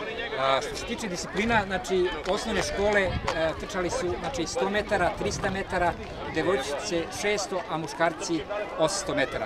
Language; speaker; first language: Serbian; native; Serbian